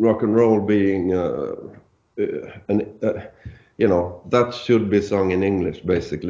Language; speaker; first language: English; non-native, fluent; Swedish